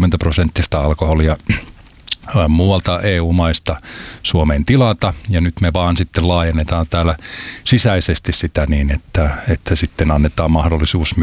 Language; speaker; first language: Finnish; native; Finnish